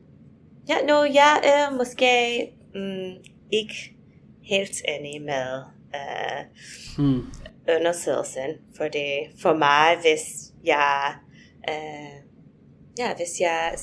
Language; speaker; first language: Danish; non-native, fluent; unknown